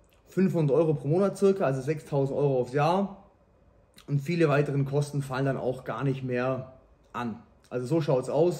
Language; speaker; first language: German; native; German